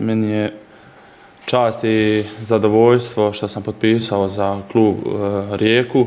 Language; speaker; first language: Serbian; early bilingual, heritage; Croatian